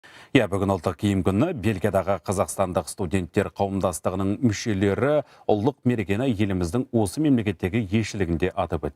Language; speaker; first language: Kazakh; native; Kazakh